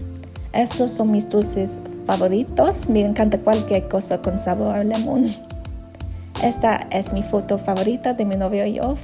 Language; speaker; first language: Spanish; non-native, learner; English